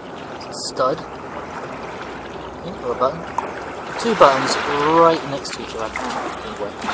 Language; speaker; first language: English; native; English